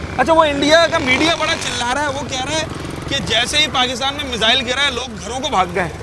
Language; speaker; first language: Urdu; native; Urdu